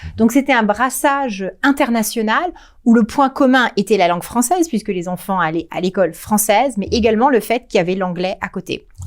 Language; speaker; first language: French; early bilingual, heritage; French